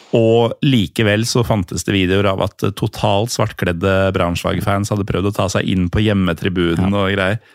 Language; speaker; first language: Norwegian; native; Norwegian